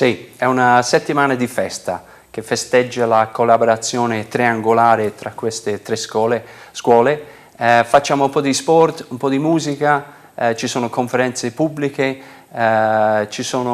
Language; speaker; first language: Italian; non-native, fluent; English